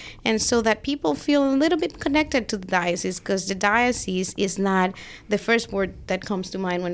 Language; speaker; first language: English; non-native, fluent; Spanish